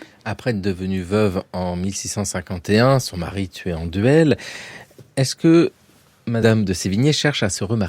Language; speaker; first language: French; native; French